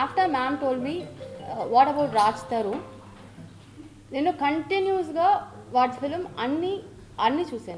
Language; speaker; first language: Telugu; non-native, learner; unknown